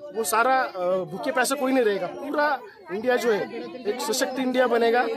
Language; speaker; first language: Hindi; native; Hindi